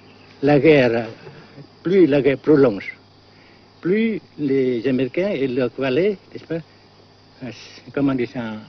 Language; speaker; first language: French; non-native, local second language; Vietnamese